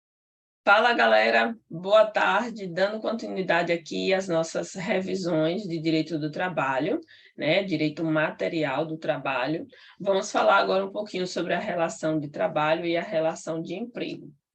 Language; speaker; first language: Portuguese; native; Portuguese